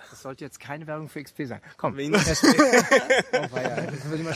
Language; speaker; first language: German; native; German